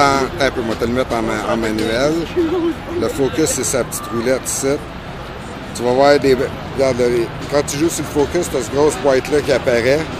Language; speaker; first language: French; native; French